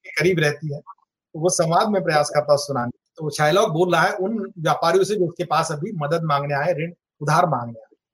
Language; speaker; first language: Hindi; non-native, local second language; Marathi